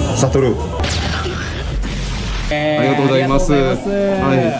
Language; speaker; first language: Japanese; non-native, learner; Korean